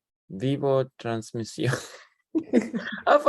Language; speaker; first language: Spanish; non-native, learner; English